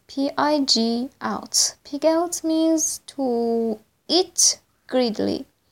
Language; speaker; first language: English; non-native, fluent; Persian